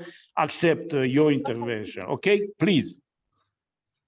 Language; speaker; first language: English; non-native, fluent; Romanian